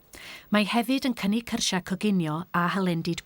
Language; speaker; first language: Welsh; native; Welsh